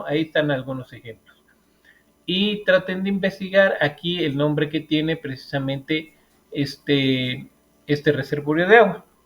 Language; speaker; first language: Spanish; native; Spanish